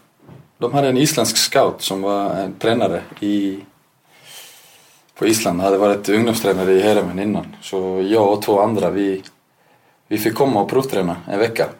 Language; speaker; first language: Swedish; non-native, fluent; Icelandic